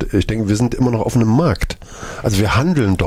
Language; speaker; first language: German; native; German